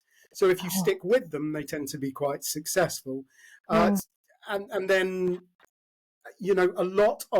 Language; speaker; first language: English; native; English